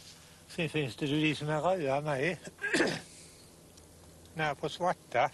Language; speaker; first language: Swedish; native; Swedish